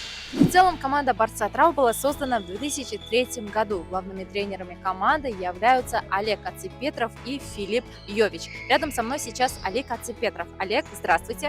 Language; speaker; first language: Russian; native; Russian